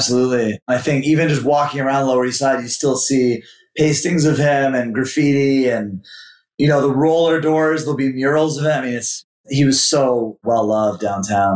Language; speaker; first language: English; native; English